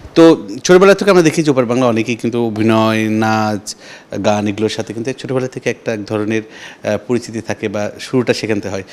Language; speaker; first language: Bangla; native; Bangla